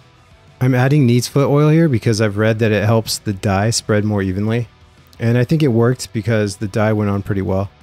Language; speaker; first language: English; native; English